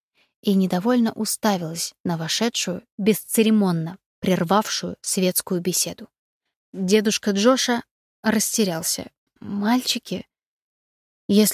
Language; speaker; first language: Russian; native; Russian